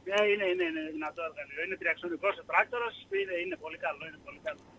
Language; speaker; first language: Greek; native; Greek